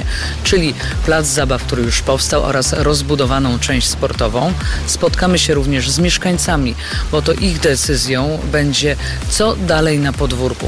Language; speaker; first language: Polish; native; Polish